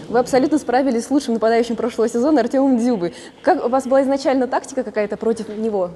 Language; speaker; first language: Russian; native; Russian